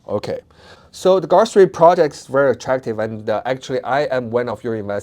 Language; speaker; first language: English; non-native, fluent; Chinese